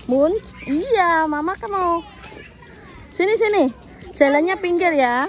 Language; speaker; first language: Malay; non-native, local second language; Javanese